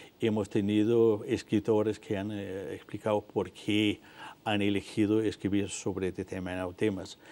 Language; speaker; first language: Spanish; non-native, fluent; Danish